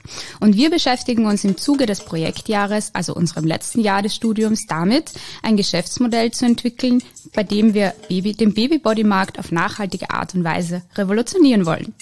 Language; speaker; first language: German; native; German